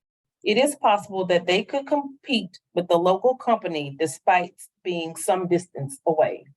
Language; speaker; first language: English; native; English